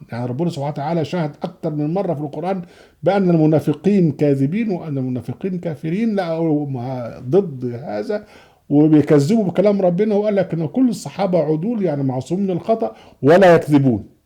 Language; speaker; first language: Arabic; native; Arabic